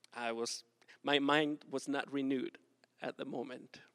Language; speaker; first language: English; non-native, fluent; Spanish